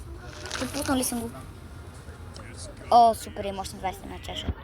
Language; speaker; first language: Bulgarian; early bilingual, heritage; Bulgarian